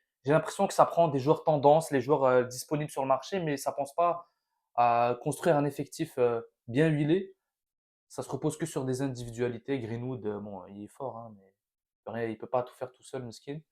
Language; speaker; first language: French; native; French